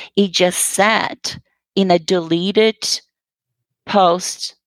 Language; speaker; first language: English; non-native, fluent; Polish